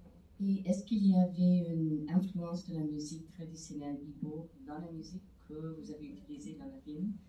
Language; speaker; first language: French; non-native, learner; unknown